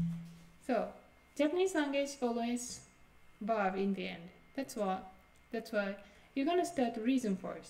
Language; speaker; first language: English; non-native, fluent; Japanese